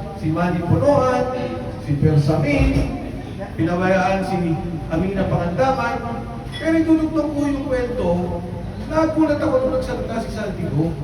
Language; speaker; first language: Filipino; native; Filipino